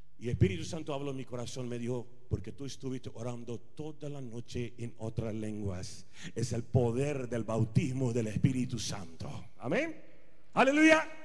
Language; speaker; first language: Spanish; non-native, fluent; Punjabi